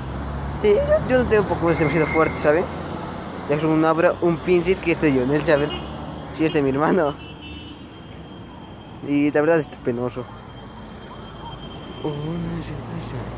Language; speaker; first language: Spanish; native; Spanish